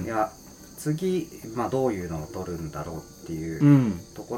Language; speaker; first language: Japanese; native; Japanese